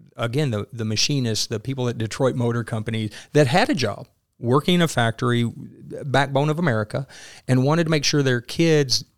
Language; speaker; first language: English; native; English